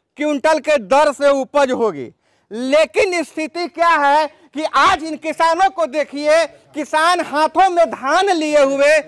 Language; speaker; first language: Hindi; native; Hindi